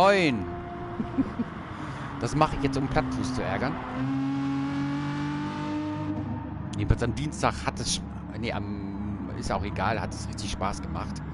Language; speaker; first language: German; native; German